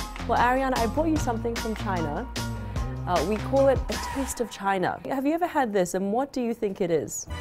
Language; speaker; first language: English; early bilingual, other home language; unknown